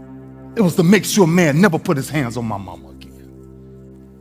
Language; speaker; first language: English; native; English